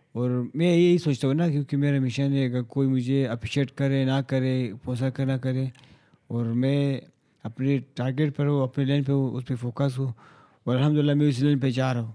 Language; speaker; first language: Urdu; non-native, local second language; Hazaragi